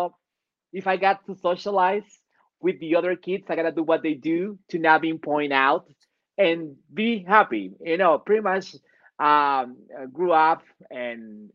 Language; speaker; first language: English; non-native, fluent; Spanish